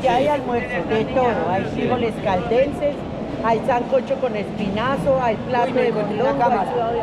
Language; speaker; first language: Spanish; native; Spanish